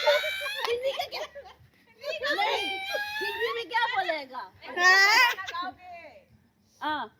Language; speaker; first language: Hindi; non-native, local second language; Rongmei Naga